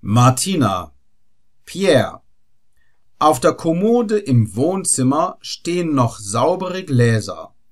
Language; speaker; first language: German; non-native, fluent; Arabic